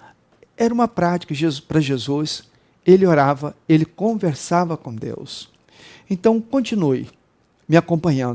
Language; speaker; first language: Portuguese; native; Portuguese